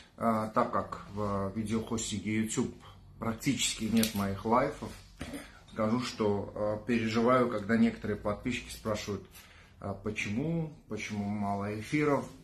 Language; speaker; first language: Russian; non-native, local second language; Armenian